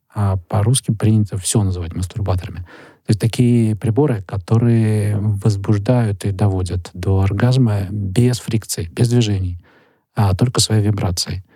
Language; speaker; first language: Russian; native; Russian